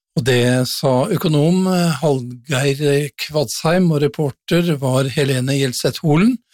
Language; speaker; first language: Norwegian; native; Norwegian